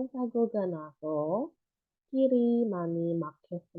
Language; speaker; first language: Korean; non-native, fluent; Indonesian